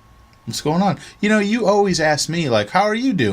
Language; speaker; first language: English; native; English